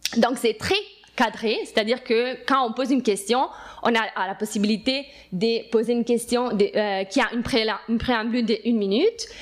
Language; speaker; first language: French; non-native, fluent; Italian